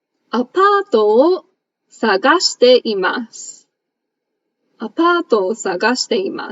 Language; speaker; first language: Japanese; non-native, fluent; English